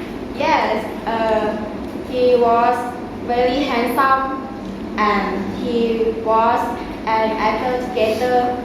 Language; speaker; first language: English; non-native, learner; Thai